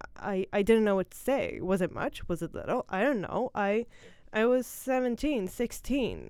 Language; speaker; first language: English; non-native, fluent; Swedish